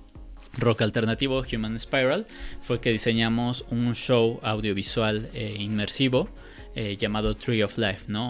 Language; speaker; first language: Spanish; native; Spanish